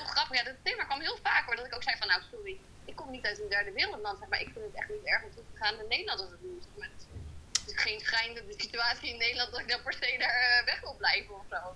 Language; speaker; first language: Dutch; native; Dutch